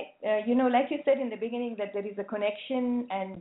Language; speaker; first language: English; native; English